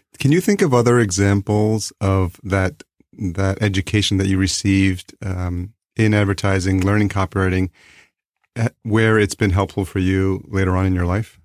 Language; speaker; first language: English; early bilingual, other home language; Spanish